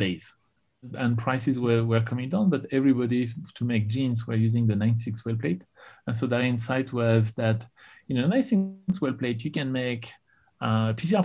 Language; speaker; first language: English; non-native, fluent; French